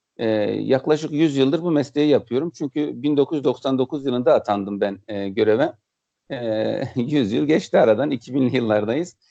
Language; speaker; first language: Turkish; native; Turkish